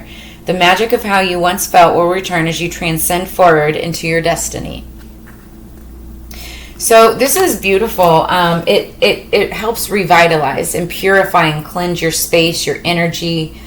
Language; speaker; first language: English; native; English